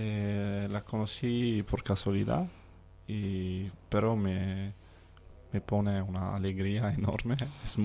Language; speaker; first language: Spanish; non-native, fluent; Danish